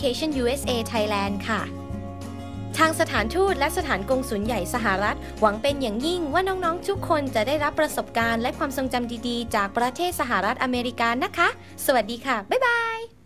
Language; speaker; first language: Thai; native; Thai